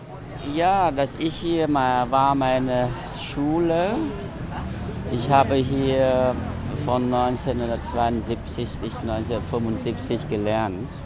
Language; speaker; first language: German; non-native, fluent; Khmer